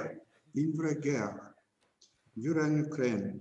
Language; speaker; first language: French; non-native, fluent; Ukrainian